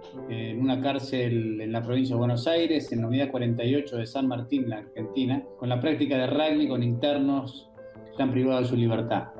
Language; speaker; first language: Spanish; native; Spanish